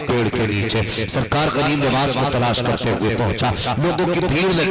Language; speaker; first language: Hindi; native; Hindi